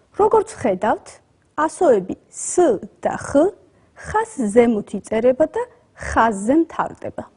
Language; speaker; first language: Georgian; native; Georgian